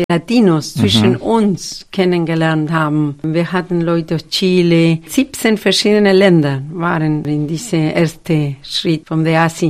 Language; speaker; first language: German; non-native, fluent; Spanish